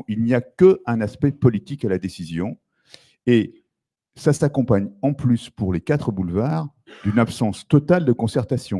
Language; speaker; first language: French; native; French